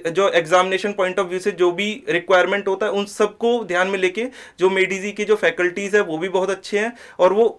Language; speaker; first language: Hindi; native; Hindi